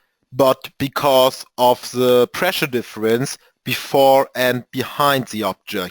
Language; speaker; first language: English; non-native, fluent; German